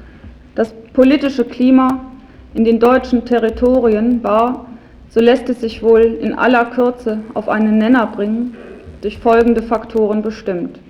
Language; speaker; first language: German; native; German